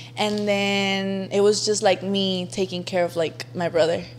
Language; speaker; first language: English; early bilingual, other home language; Spanish